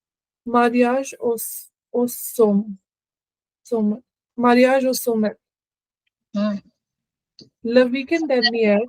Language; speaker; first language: French; non-native, learner; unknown